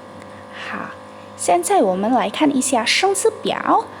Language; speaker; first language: Chinese; non-native, fluent; Indonesian